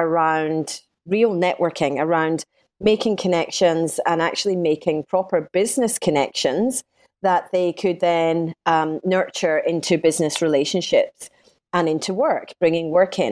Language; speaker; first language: English; native; English